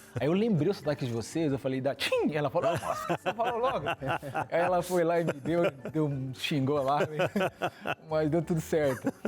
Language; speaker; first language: Portuguese; native; Portuguese